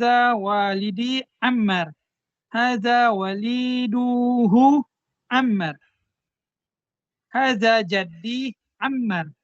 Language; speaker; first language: Arabic; non-native, learner; Indonesian